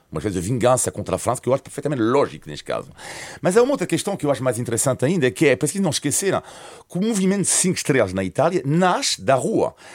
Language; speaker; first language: Portuguese; non-native, fluent; French